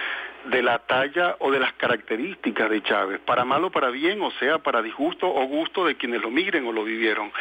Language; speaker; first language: Spanish; native; Spanish